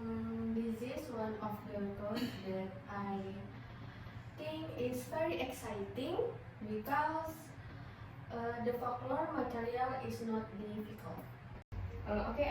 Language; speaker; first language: English; non-native, learner; Indonesian